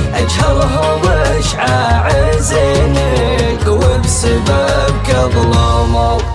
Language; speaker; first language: Arabic; native; Arabic